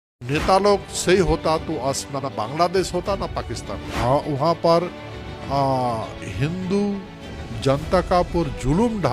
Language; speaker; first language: Hindi; non-native, local second language; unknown